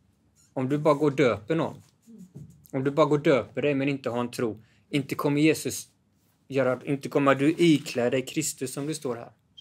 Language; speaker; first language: Swedish; native; Swedish